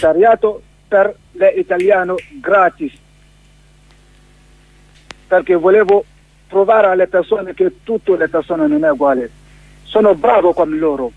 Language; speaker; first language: Italian; non-native, learner; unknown